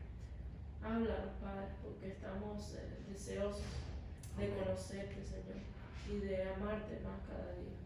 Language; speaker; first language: Spanish; native; Spanish